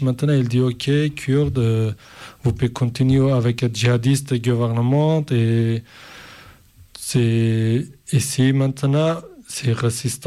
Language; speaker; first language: French; non-native, learner; Kurdish